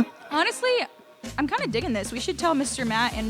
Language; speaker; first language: English; native; English